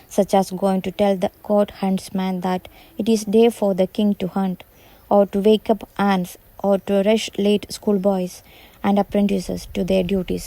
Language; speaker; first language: English; non-native, local second language; Malayalam